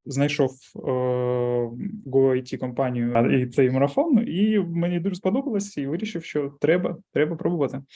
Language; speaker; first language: Ukrainian; non-native, local second language; Russian